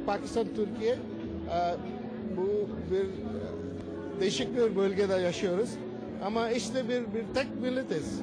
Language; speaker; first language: Turkish; non-native, learner; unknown